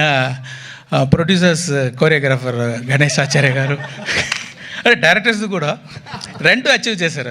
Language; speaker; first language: Telugu; non-native, local second language; Tamil